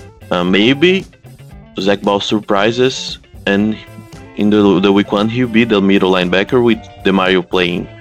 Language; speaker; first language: English; non-native, fluent; Portuguese